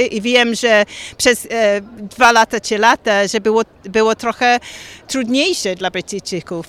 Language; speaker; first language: Polish; non-native, learner; English